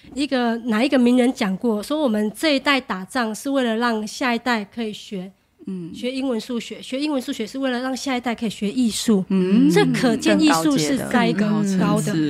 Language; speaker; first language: Chinese; native; Chinese